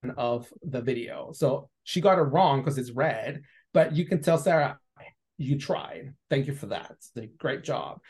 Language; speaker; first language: English; non-native, fluent; Spanish